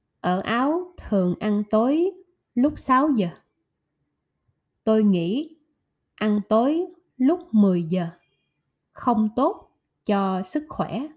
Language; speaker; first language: Vietnamese; non-native, learner; German